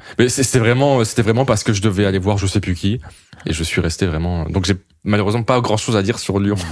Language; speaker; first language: French; native; French